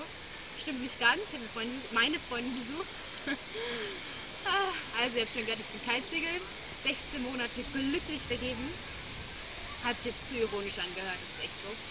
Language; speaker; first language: German; native; German